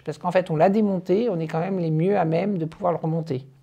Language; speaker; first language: French; native; French